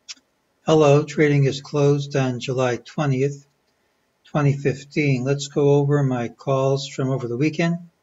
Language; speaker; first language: English; native; English